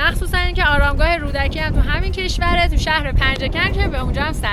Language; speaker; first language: Persian; native; Persian